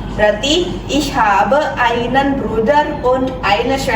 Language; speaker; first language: German; non-native, fluent; Indonesian